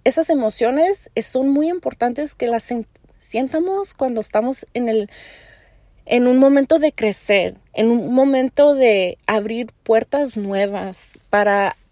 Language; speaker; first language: Spanish; early bilingual, heritage; Spanish